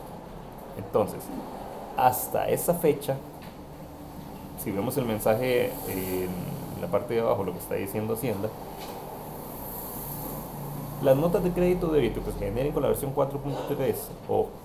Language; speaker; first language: Spanish; native; Spanish